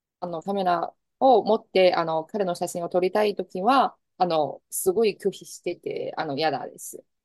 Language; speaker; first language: Japanese; non-native, fluent; Chinese